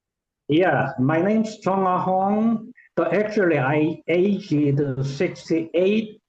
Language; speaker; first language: English; non-native, learner; Korean